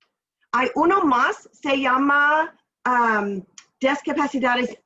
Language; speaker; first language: Spanish; non-native, learner; English